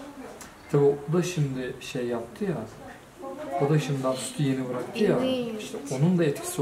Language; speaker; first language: Turkish; native; Turkish